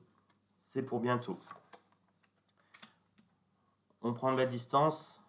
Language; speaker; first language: French; native; French